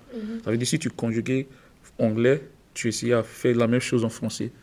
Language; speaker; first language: French; non-native, learner; English